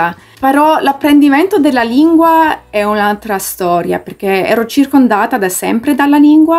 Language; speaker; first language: Italian; early bilingual, heritage; English